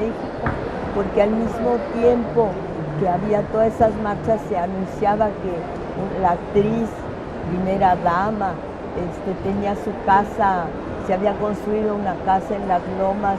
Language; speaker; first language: Spanish; early bilingual, other home language; French